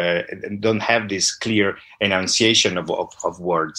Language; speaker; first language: English; non-native, fluent; Italian